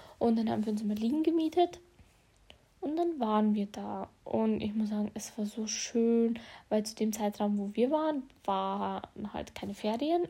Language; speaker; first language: German; early bilingual, other home language; Russian